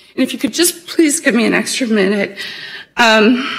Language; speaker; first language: English; native; English